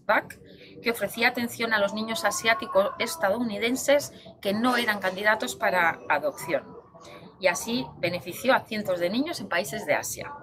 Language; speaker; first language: Spanish; native; Spanish